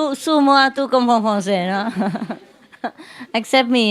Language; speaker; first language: French; non-native, learner; Vietnamese